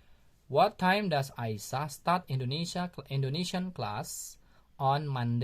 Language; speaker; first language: English; non-native, learner; Indonesian